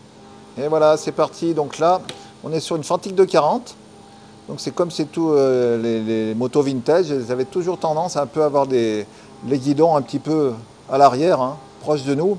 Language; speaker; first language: French; native; French